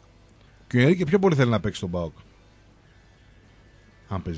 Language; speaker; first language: Greek; native; Greek